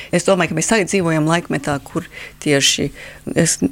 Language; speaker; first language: Latvian; early bilingual, heritage; Latvian